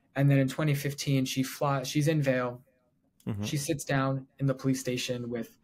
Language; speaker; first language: English; native; English